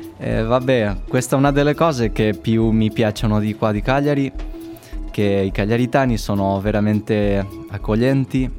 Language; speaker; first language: Italian; non-native, fluent; Spanish